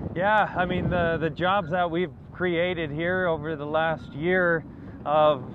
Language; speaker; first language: English; native; English